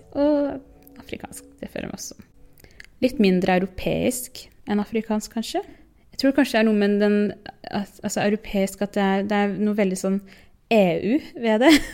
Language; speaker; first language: Norwegian; early bilingual, other home language; Tigrinya